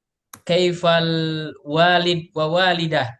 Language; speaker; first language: Arabic; non-native, fluent; Indonesian